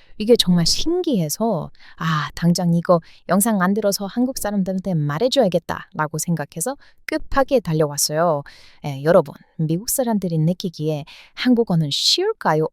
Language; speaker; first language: Korean; non-native, fluent; English